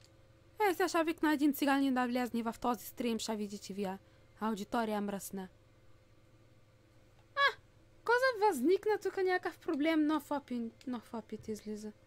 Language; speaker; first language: Bulgarian; native; Bulgarian